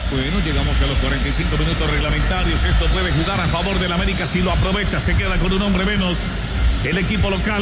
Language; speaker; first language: Spanish; native; Spanish